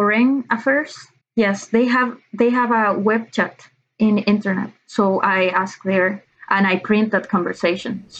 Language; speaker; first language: English; non-native, learner; Spanish